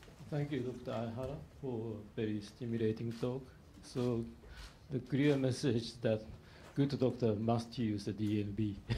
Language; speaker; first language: English; non-native, fluent; Japanese